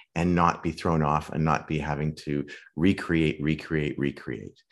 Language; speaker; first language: English; native; English